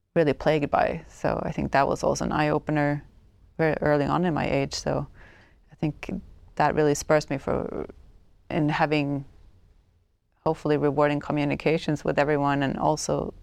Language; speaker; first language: English; non-native, fluent; Swedish